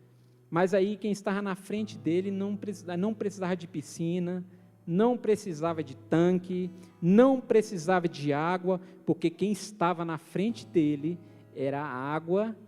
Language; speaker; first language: Portuguese; native; Portuguese